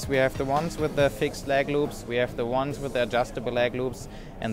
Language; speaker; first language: English; non-native, fluent; German